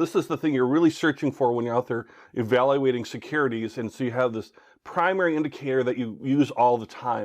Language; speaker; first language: English; native; English